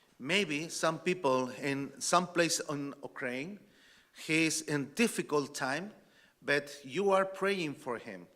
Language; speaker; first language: English; non-native, learner; Spanish